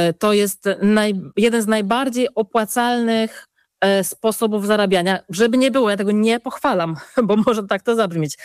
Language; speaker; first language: Polish; native; Polish